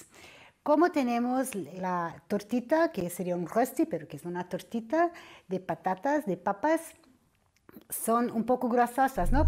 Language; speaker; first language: Spanish; non-native, fluent; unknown